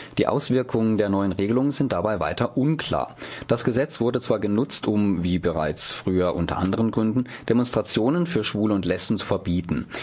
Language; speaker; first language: German; native; German